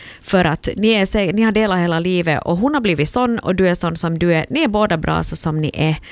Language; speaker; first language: Swedish; native; Swedish